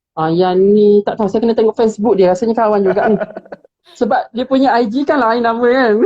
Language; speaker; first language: Malay; native; Malay